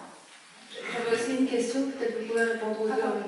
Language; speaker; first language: French; native; French